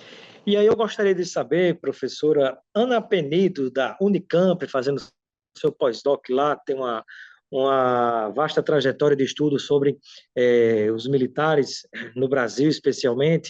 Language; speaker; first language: Portuguese; native; Portuguese